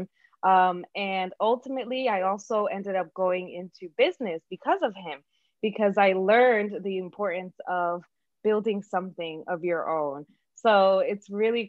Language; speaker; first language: English; early bilingual, other home language; Spanish